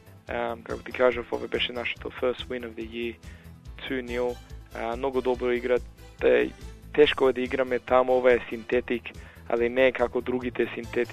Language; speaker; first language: Macedonian; early bilingual, heritage; Macedonian